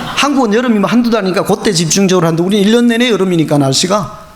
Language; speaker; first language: Korean; native; Korean